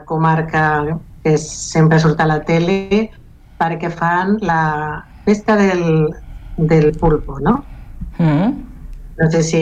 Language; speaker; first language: Catalan; non-native, local second language; Galician